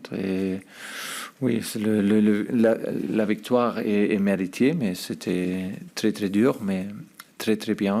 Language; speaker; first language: French; non-native, fluent; German